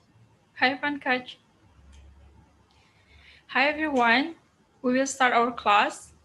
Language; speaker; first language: English; non-native, fluent; Indonesian